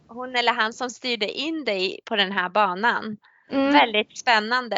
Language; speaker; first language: Swedish; native; Swedish